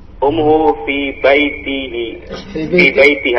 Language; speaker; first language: Arabic; non-native, learner; Indonesian